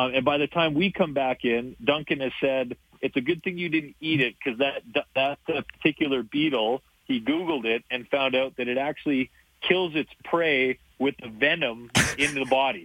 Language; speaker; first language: English; native; English